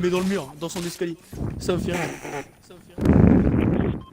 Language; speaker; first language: French; native; French